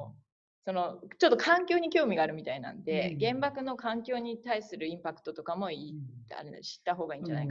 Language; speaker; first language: Japanese; native; Japanese